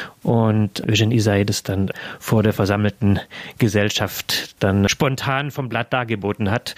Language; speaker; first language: German; native; German